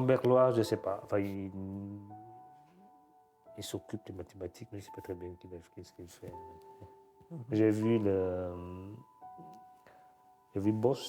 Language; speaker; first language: French; non-native, fluent; Vietnamese